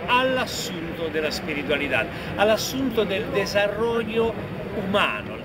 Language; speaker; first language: Spanish; non-native, fluent; Italian